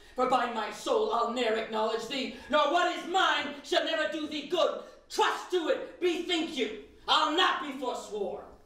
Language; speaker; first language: English; native; English